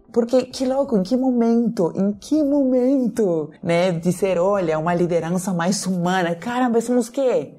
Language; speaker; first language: Portuguese; non-native, fluent; Spanish